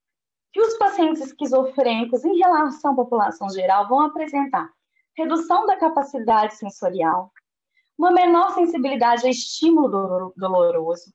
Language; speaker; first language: Portuguese; native; Portuguese